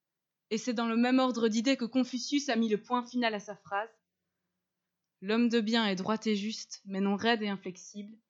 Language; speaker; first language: French; native; French